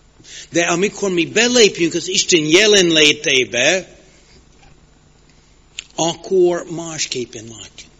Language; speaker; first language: Hungarian; non-native, fluent; English